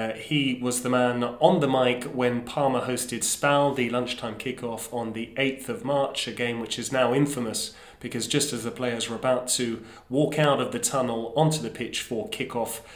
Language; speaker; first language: English; native; English